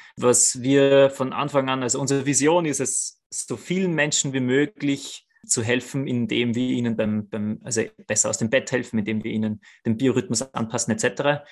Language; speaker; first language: German; native; German